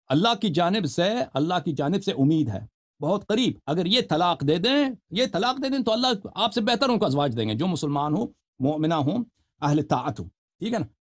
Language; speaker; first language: Urdu; non-native, fluent; Persian